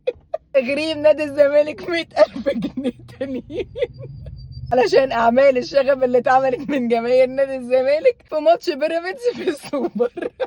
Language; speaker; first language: Arabic; native; Arabic